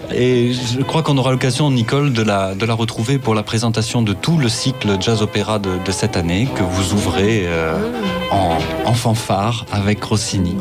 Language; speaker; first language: French; native; French